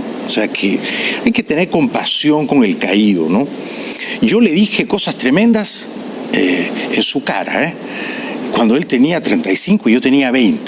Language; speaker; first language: Spanish; native; Spanish